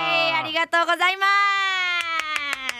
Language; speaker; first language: Japanese; native; Japanese